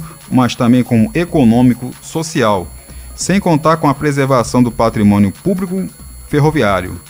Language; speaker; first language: Portuguese; native; Portuguese